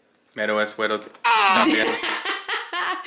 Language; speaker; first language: Spanish; non-native, learner; English